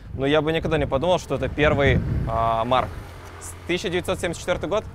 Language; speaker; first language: Russian; native; Russian